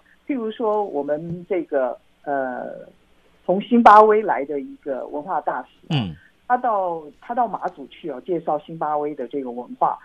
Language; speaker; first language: Chinese; native; Chinese